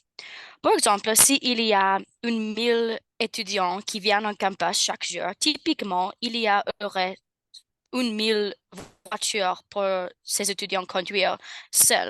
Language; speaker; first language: French; non-native, learner; English